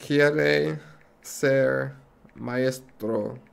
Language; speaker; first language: Spanish; non-native, learner; English